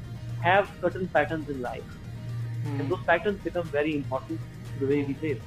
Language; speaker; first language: English; non-native, local second language; Hindi